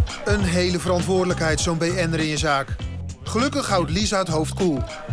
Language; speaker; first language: Dutch; native; Dutch